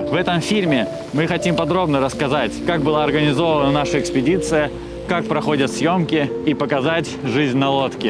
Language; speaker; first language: Russian; native; Russian